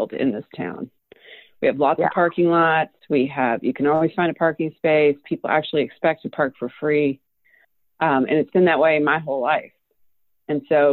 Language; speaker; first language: English; native; English